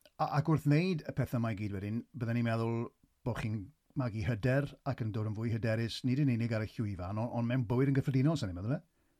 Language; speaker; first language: Welsh; native; Welsh